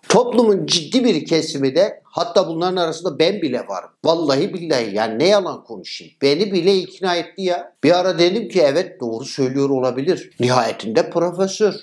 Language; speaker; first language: Turkish; native; Turkish